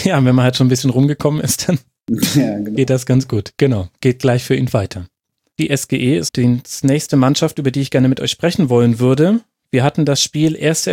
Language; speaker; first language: German; native; German